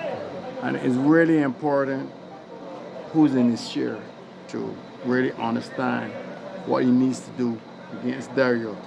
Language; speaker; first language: English; native; English